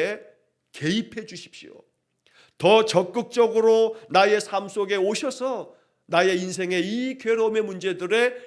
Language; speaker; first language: Korean; native; Korean